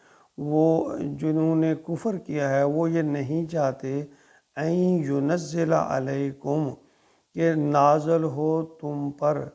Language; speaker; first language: Urdu; native; Urdu